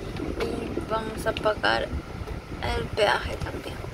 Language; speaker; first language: Spanish; non-native, learner; Russian